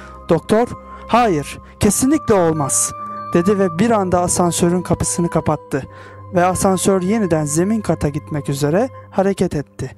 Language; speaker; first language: Turkish; native; Turkish